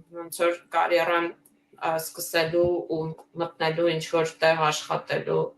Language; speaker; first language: Armenian; native; Armenian